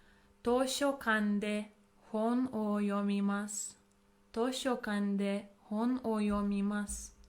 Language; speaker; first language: Japanese; non-native, fluent; English